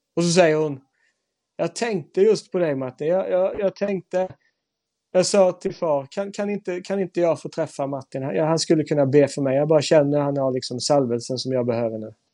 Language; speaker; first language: Swedish; native; Swedish